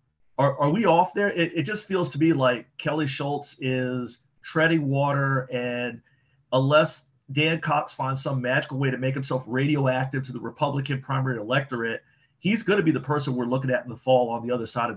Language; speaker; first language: English; native; English